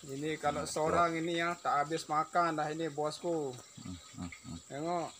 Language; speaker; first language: Malay; native; Malay